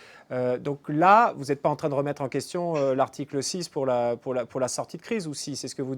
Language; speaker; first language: French; native; French